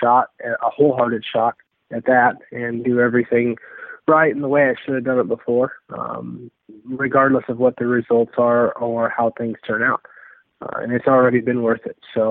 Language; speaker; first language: English; native; English